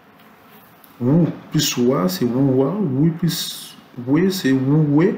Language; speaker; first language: French; non-native, local second language; Lingala